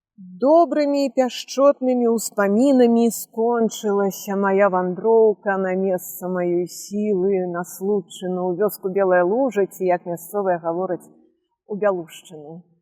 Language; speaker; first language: Belarusian; native; Belarusian